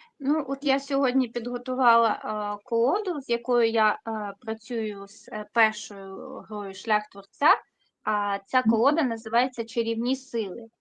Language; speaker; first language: Ukrainian; non-native, local second language; Russian